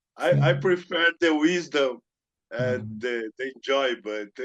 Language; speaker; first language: English; non-native, learner; Portuguese